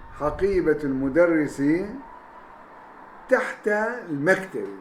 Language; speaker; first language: Arabic; non-native, fluent; Turkish